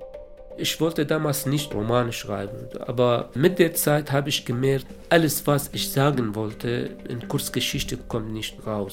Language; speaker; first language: German; non-native, local second language; Kurdish